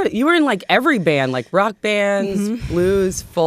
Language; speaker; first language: English; native; English